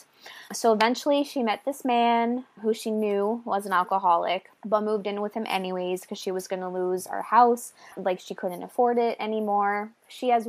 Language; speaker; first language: English; native; English